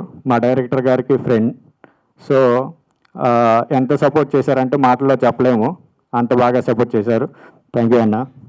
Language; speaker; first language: Telugu; native; Telugu